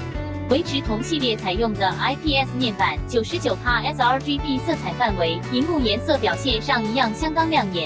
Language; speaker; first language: Chinese; native; Chinese